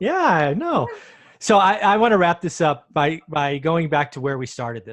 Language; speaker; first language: English; native; English